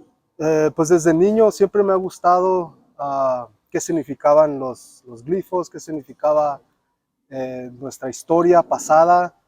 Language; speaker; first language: Spanish; early bilingual, other home language; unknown